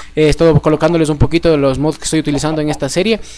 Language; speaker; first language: Spanish; native; Spanish